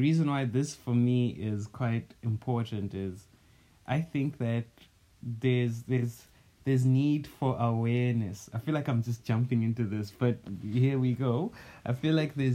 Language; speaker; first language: English; non-native, local second language; North Ndebele